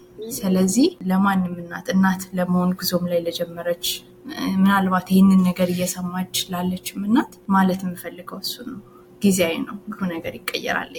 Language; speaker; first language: Amharic; native; Amharic